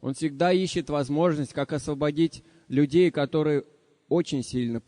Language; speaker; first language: Russian; native; Russian